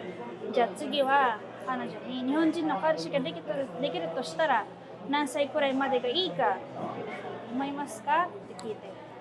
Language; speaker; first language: Japanese; non-native, fluent; Filipino